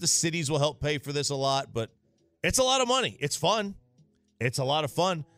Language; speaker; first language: English; native; English